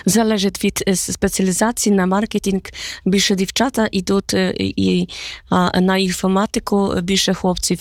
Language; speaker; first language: Polish; non-native, learner; Ukrainian